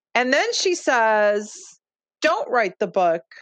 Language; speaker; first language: English; early bilingual, other home language; Lithuanian